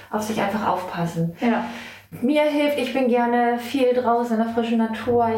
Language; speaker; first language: German; native; German